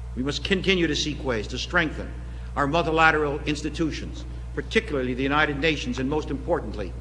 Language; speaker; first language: English; native; English